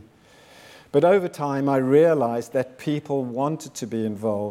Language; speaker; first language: English; native; English